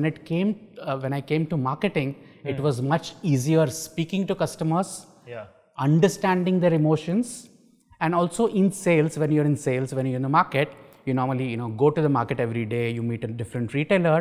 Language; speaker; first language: English; non-native, local second language; Marathi